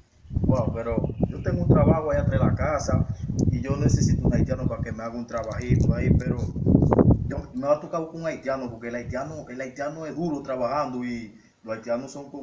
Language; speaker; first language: Spanish; native; Spanish